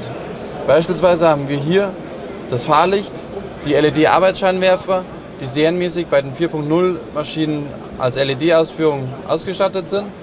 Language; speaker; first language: German; native; German